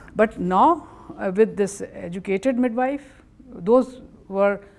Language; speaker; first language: English; non-native, local second language; Urdu